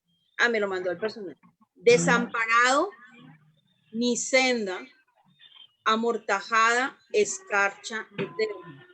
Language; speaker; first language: Spanish; native; Spanish